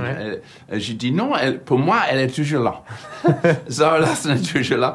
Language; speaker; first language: French; non-native, learner; English